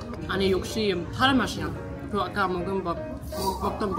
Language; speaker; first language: Korean; non-native, learner; German